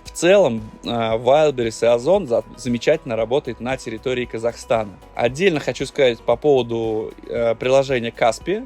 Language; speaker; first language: Russian; native; Russian